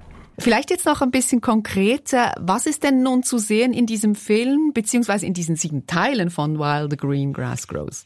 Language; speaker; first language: German; native; German